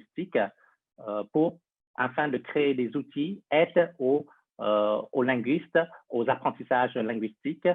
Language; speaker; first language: French; non-native, fluent; Vietnamese